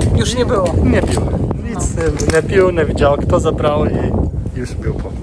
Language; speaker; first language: Polish; non-native, learner; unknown